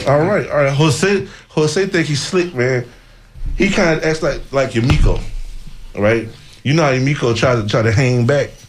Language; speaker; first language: English; native; English